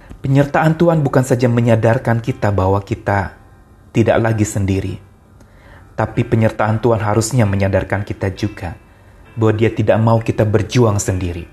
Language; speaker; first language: Indonesian; native; Indonesian